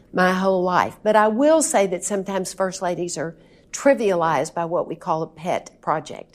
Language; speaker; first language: English; native; English